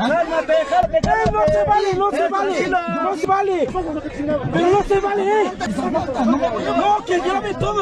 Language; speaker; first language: Spanish; native; Spanish